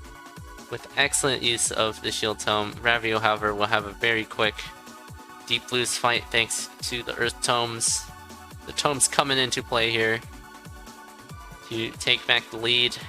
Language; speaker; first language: English; native; English